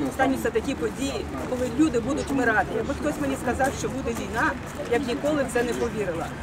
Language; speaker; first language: Ukrainian; native; Ukrainian